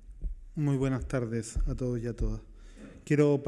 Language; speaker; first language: Spanish; native; Spanish